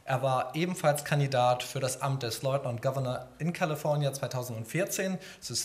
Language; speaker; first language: German; native; German